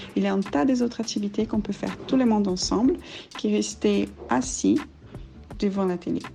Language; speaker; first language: French; non-native, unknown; Portuguese